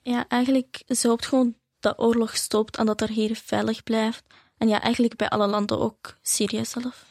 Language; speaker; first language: Dutch; early bilingual, other home language; Arabic